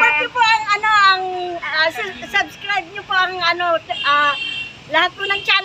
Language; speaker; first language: Filipino; native; Filipino